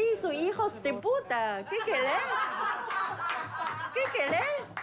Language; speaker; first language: Spanish; non-native, fluent; Chinese